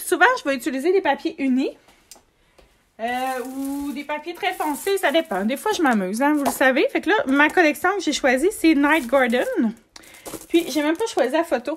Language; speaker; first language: French; native; French